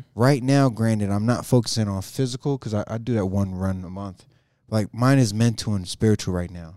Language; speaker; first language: English; native; English